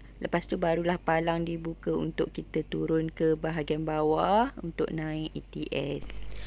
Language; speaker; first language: Malay; native; Malay